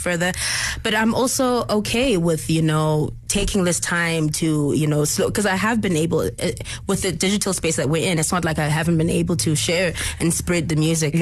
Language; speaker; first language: English; non-native, local second language; Zulu